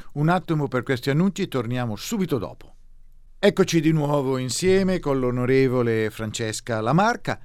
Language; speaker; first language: Italian; native; Italian